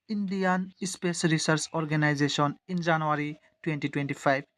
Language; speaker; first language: English; non-native, local second language; Assamese